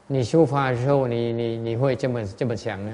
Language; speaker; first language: Chinese; non-native, learner; Vietnamese